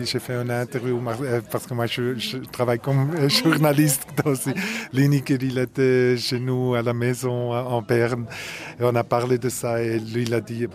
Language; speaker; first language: French; non-native, local second language; German